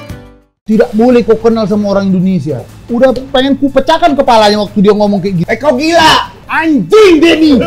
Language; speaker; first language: Indonesian; native; Indonesian